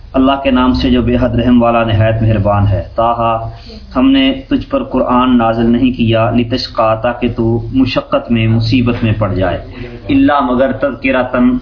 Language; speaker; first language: Urdu; native; Urdu